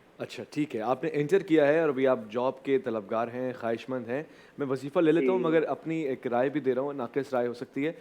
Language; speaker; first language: Urdu; native; Urdu